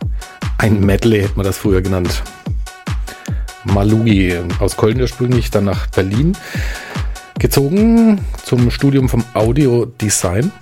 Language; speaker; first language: German; native; German